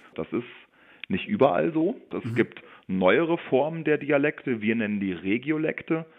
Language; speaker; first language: German; native; German